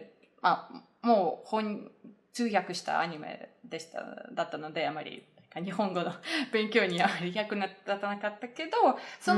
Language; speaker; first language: Japanese; non-native, fluent; Russian